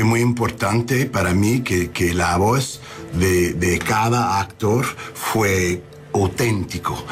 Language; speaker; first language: Spanish; non-native, learner; English